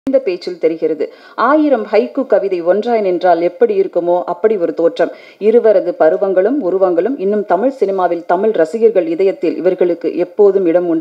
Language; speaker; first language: Tamil; native; Tamil